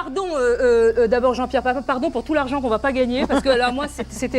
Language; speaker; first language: French; native; French